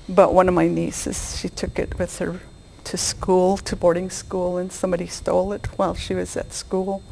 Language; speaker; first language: English; native; English